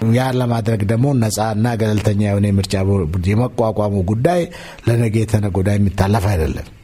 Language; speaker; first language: Amharic; non-native, local second language; Oromo